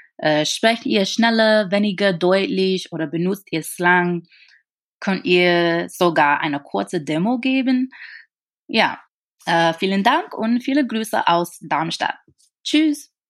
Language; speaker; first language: German; non-native, learner; English